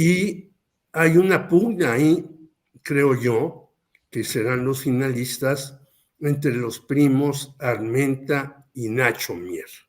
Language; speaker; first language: Spanish; native; Spanish